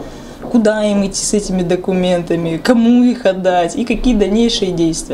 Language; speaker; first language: Russian; native; Russian